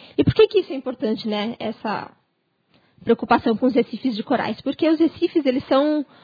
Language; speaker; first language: Portuguese; native; Portuguese